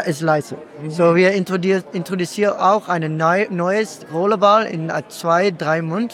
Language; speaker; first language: German; non-native, learner; Dutch